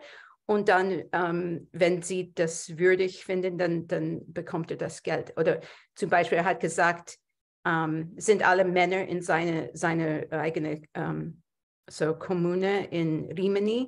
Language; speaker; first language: German; non-native, fluent; English